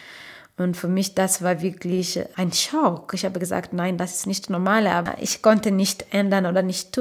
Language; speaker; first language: German; non-native, learner; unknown